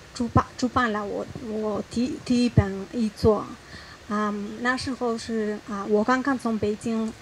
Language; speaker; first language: Chinese; non-native, fluent; Spanish